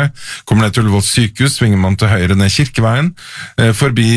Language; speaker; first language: Norwegian; native; Norwegian